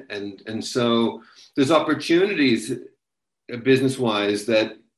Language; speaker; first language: English; native; English